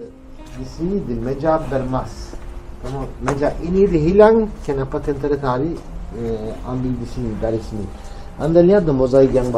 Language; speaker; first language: Indonesian; non-native, learner; Turkish